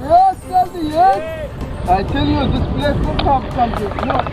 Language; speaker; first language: English; non-native, learner; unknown